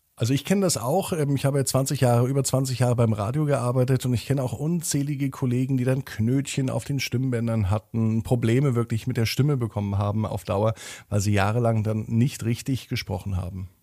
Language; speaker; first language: German; native; German